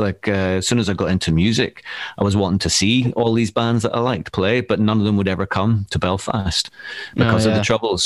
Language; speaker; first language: English; native; English